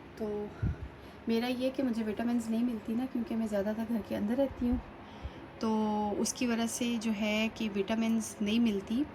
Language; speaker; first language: Urdu; native; Urdu